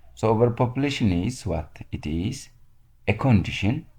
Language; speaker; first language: English; non-native, local second language; Amharic